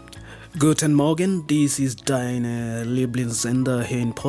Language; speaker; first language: German; non-native, learner; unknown